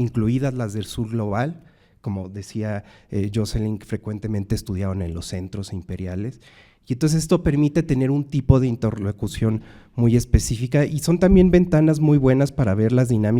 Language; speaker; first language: Spanish; native; Spanish